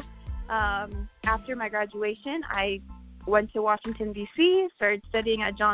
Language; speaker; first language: English; native; English